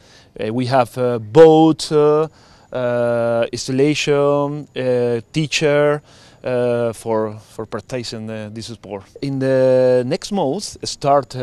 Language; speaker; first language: English; non-native, learner; Spanish